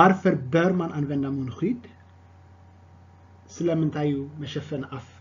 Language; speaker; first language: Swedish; non-native, fluent; Tigrinya